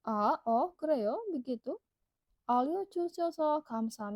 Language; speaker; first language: Korean; non-native, learner; Indonesian